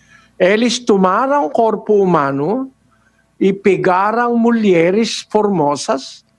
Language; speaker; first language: Portuguese; non-native, learner; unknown